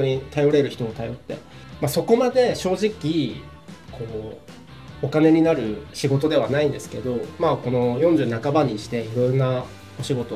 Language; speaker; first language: Japanese; native; Japanese